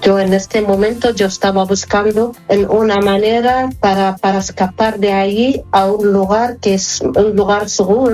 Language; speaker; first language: Spanish; non-native, fluent; Arabic